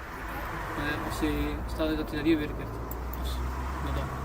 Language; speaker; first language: Dutch; native; Dutch